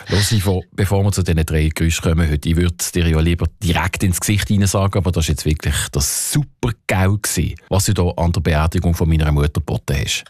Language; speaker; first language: German; native; German